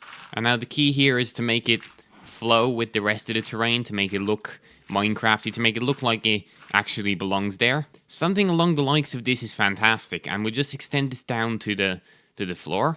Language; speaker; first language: English; native; English